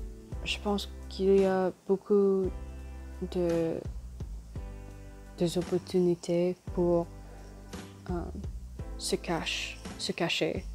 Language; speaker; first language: French; non-native, learner; English